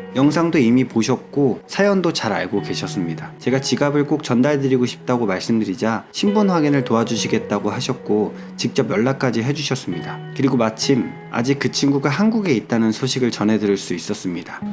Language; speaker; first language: Korean; native; Korean